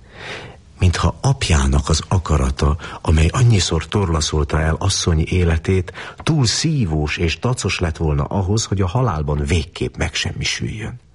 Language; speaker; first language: Hungarian; native; Hungarian